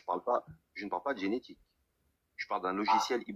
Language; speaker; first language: French; native; French